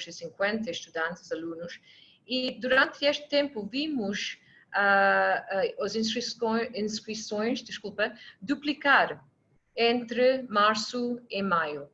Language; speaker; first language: Portuguese; non-native, fluent; English